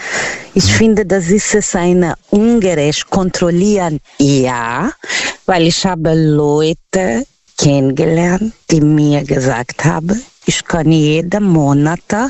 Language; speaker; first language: German; non-native, fluent; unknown